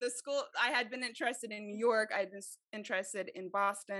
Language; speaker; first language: English; native; English